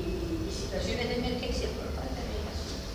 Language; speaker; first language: Spanish; native; Spanish